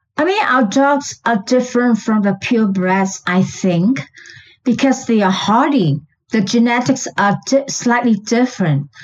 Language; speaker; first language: English; non-native, local second language; Chinese